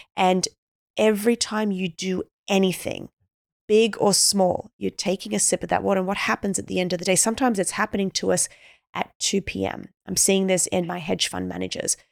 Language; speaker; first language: English; native; English